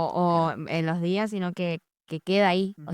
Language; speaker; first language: Spanish; native; Spanish